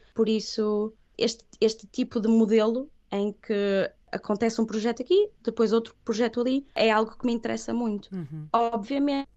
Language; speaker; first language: Portuguese; early bilingual, other home language; Catalan